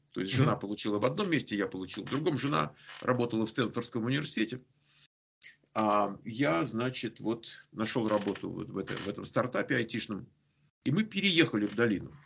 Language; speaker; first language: Russian; native; Russian